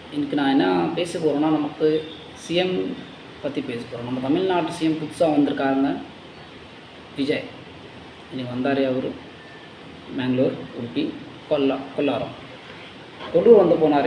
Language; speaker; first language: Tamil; non-native, learner; Hindi